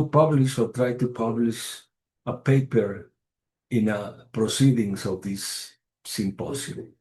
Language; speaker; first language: English; non-native, fluent; Spanish